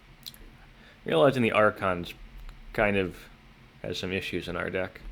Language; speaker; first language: English; native; English